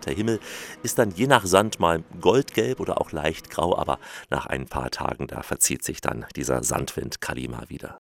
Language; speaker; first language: German; native; German